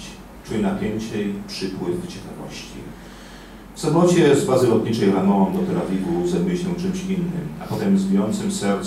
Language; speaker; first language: Polish; native; Polish